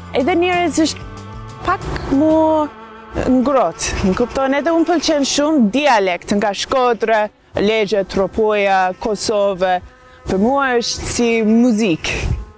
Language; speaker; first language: Albanian; non-native, learner; English